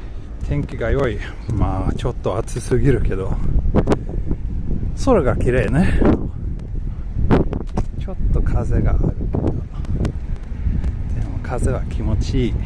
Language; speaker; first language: Japanese; non-native, learner; English